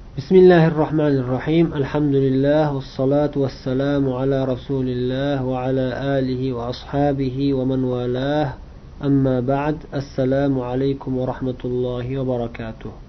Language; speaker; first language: Arabic; non-native, fluent; Uzbek